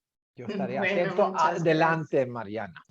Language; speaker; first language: Spanish; native; Spanish